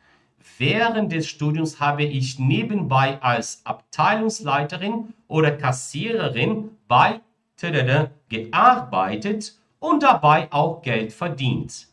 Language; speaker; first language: German; non-native, fluent; Portuguese